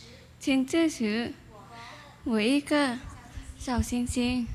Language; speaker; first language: Chinese; non-native, learner; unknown